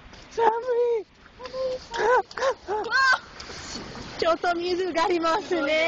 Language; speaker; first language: Japanese; non-native, learner; English